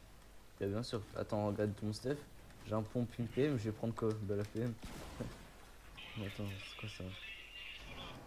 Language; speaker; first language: French; native; French